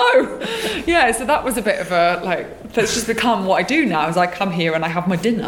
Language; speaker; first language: English; native; English